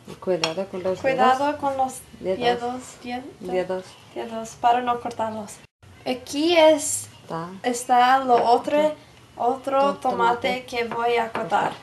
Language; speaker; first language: Spanish; non-native, learner; English